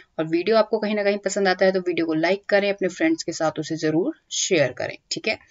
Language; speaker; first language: Hindi; native; Hindi